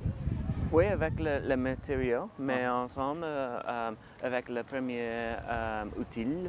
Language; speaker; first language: French; non-native, learner; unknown